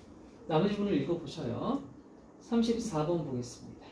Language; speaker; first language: Korean; native; Korean